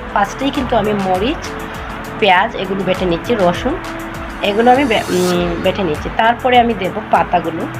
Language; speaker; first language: Bangla; native; Bangla